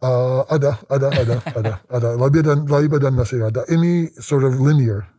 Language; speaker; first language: Indonesian; non-native, learner; English